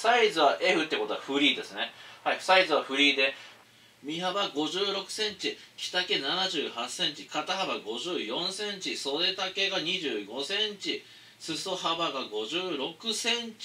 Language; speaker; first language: Japanese; native; Japanese